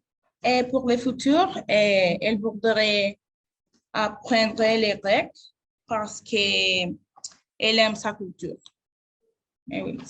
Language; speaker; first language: French; non-native, learner; Spanish